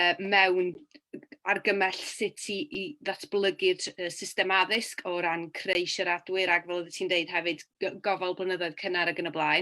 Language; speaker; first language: Welsh; native; Welsh